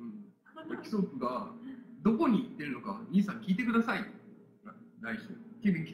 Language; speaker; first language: Japanese; native; Japanese